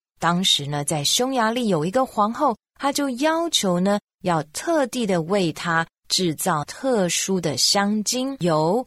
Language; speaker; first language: Chinese; native; Chinese